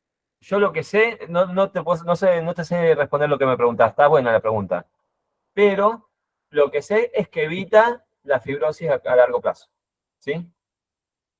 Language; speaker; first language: Spanish; native; Spanish